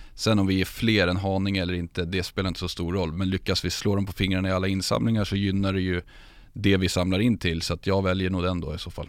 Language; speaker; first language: Swedish; native; Swedish